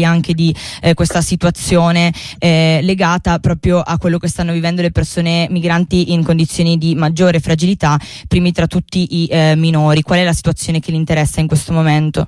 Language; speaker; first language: Italian; native; Italian